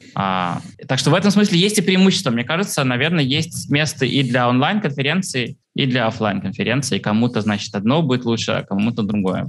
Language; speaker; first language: Russian; early bilingual, heritage; Russian